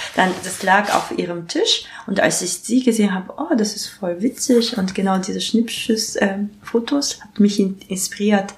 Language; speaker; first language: German; non-native, learner; Japanese